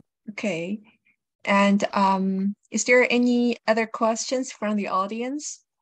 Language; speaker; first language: English; non-native, fluent; Chinese